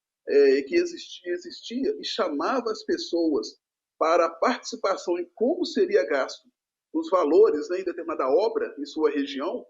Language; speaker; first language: Portuguese; native; Portuguese